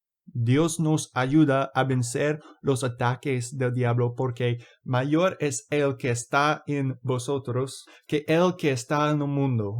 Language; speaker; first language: Spanish; non-native, fluent; English